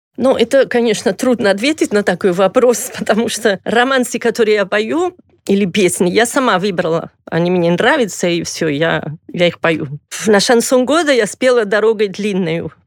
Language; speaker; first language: Russian; non-native, fluent; Catalan